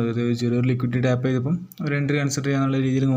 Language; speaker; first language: Malayalam; native; Malayalam